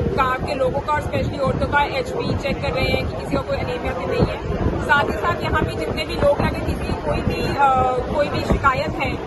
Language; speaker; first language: Hindi; non-native, local second language; Punjabi